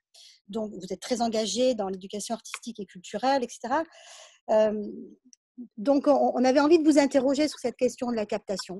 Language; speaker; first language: French; native; French